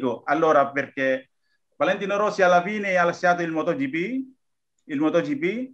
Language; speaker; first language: Italian; non-native, learner; Indonesian